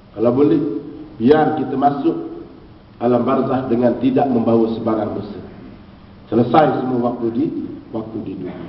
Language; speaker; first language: Malay; native; Malay